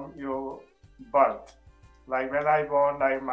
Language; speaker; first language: English; non-native, local second language; Hindi